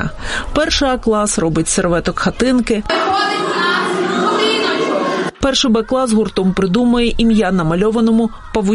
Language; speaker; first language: Ukrainian; native; Ukrainian